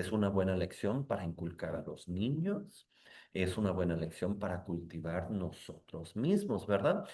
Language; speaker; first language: Spanish; native; Spanish